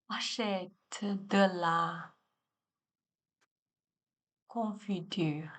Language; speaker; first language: French; non-native, learner; Chinese